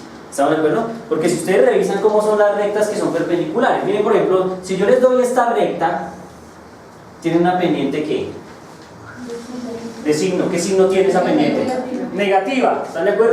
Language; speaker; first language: Spanish; native; Spanish